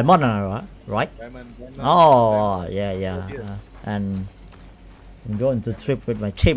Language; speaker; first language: English; non-native, learner; Khmer